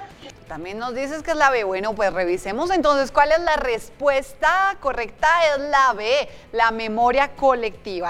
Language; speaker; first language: Spanish; native; Spanish